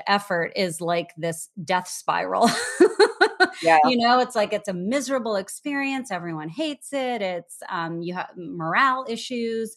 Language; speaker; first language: English; native; English